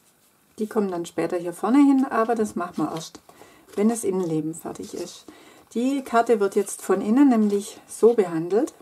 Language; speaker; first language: German; native; German